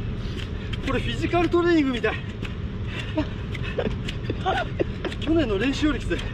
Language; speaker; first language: Japanese; native; Japanese